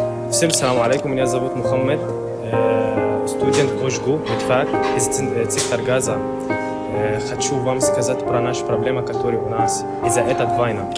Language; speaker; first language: Russian; non-native, learner; Arabic